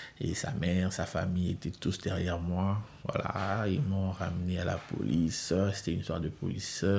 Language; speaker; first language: French; non-native, local second language; Lingala